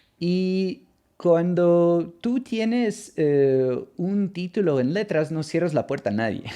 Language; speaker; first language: Spanish; non-native, fluent; English